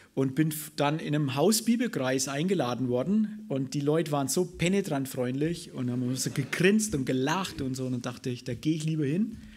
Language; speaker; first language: German; native; German